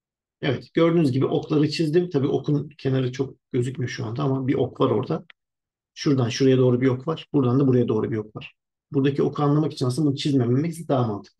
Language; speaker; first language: Turkish; native; Turkish